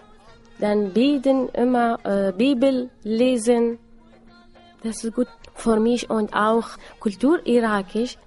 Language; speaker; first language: German; non-native, learner; Assyrian Neo-Aramaic